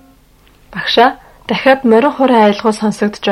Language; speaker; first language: Mongolian; native; Mongolian